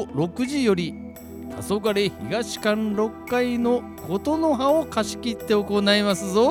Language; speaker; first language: Japanese; native; Japanese